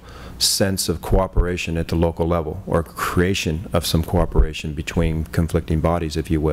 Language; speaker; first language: English; native; English